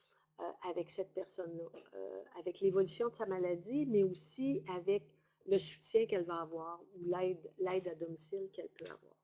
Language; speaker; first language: French; native; French